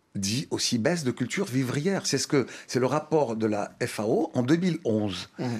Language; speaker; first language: French; non-native, local second language; Arabic